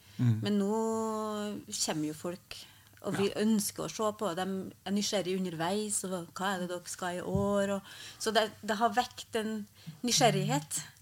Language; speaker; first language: Norwegian; native; Norwegian